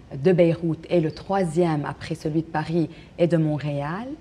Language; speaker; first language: French; non-native, local second language; Arabic